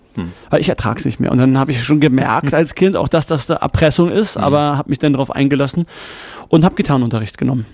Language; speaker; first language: German; native; German